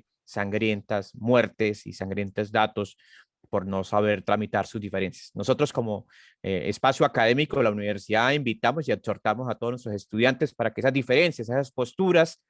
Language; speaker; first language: Spanish; native; Spanish